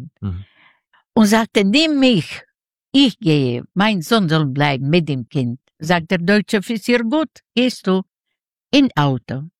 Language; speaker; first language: German; non-native, learner; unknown